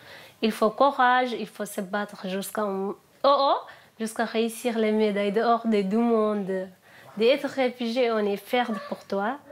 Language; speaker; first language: French; non-native, learner; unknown